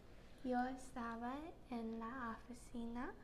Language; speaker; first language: Spanish; non-native, learner; English